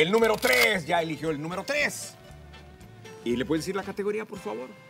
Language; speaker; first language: Spanish; native; Spanish